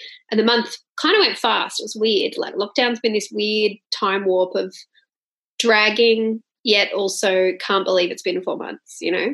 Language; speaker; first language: English; native; English